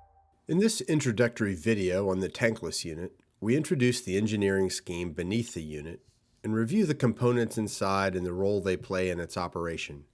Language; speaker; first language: English; native; English